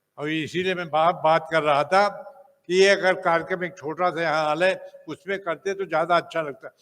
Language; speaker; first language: Hindi; native; Hindi